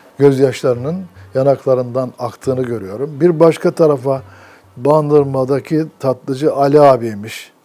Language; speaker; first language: Turkish; native; Turkish